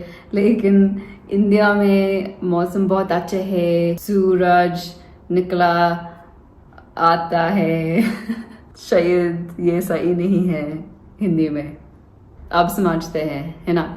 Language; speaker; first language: Hindi; non-native, learner; English